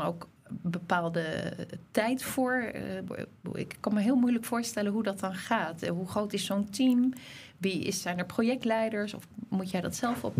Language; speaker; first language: Dutch; native; Dutch